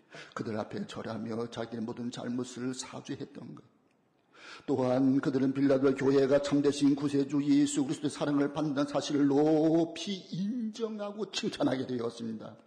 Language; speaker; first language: Korean; native; Korean